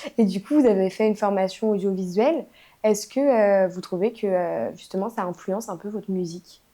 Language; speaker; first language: French; native; French